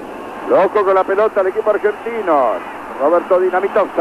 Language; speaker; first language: Spanish; native; Spanish